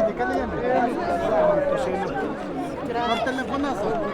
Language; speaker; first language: Spanish; native; Spanish